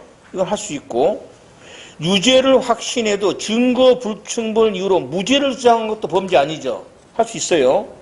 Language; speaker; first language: Korean; native; Korean